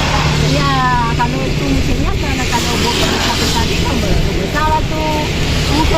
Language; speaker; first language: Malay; non-native, local second language; Achinese